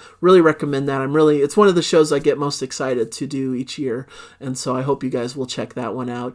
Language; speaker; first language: English; native; English